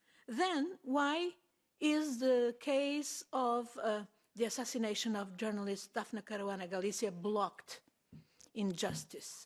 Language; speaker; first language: English; non-native, fluent; Portuguese